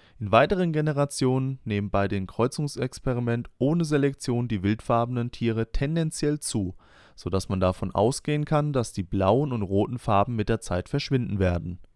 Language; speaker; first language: German; native; German